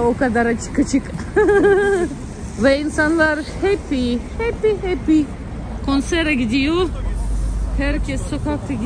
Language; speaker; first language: Turkish; non-native, learner; Russian